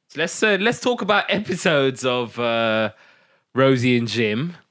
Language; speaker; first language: English; non-native, local second language; Somali